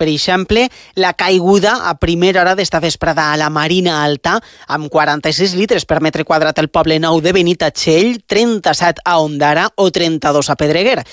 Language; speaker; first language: Catalan; native; Catalan